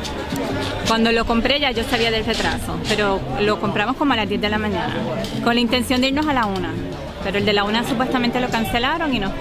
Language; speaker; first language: Spanish; native; Spanish